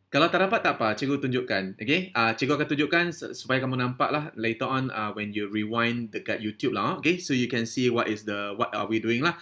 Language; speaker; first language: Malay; non-native, local second language; Chinese